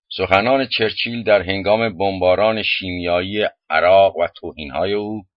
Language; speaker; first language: Persian; native; Persian